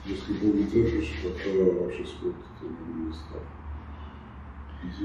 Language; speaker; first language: Russian; non-native, fluent; Georgian